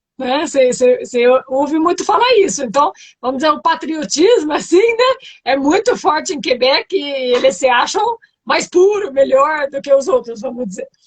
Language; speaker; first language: Portuguese; non-native, fluent; French